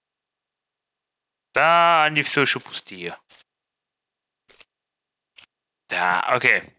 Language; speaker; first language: Russian; non-native, fluent; German